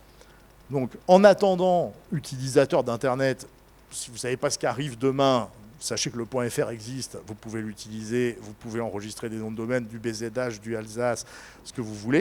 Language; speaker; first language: French; native; French